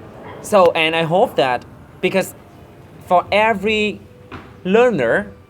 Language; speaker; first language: English; non-native, learner; Vietnamese